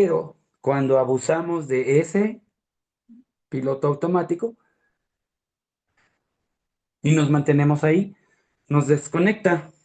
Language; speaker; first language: Spanish; native; Spanish